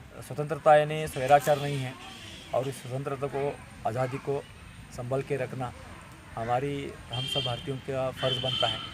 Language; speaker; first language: Hindi; non-native, local second language; Marathi